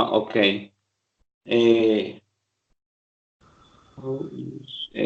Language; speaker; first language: English; non-native, learner; Spanish